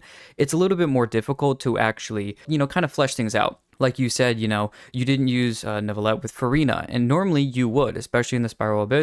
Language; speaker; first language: English; native; English